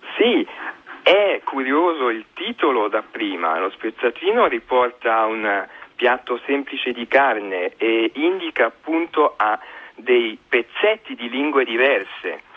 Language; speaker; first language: Italian; early bilingual, heritage; Italian